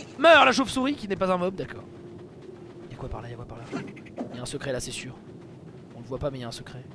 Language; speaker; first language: French; native; French